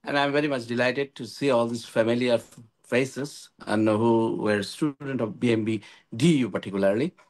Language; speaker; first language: English; non-native, local second language; Bangla